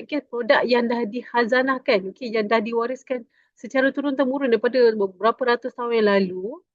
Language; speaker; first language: Malay; native; Malay